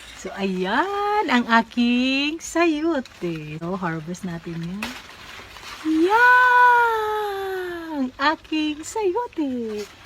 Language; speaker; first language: Filipino; native; Filipino